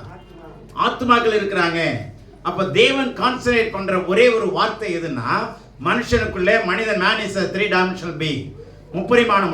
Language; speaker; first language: Tamil; native; Tamil